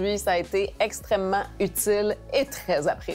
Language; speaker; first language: French; native; French